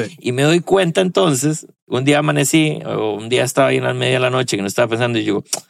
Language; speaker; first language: Spanish; early bilingual, heritage; Spanish